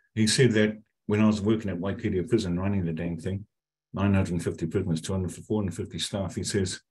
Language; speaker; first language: English; native; English